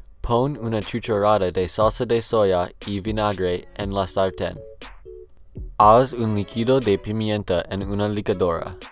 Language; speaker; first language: Spanish; non-native, learner; English